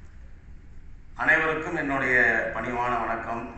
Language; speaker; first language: Tamil; native; Tamil